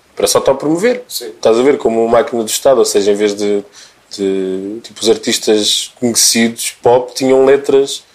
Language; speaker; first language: Portuguese; native; Portuguese